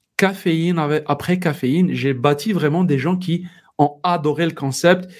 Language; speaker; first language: French; non-native, local second language; Berber languages